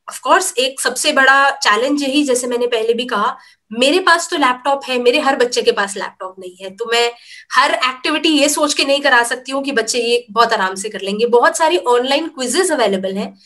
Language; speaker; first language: Hindi; native; Hindi